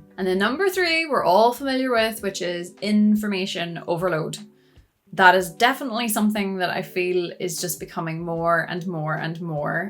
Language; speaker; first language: English; native; English